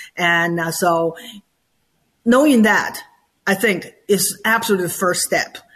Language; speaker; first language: English; non-native, fluent; Chinese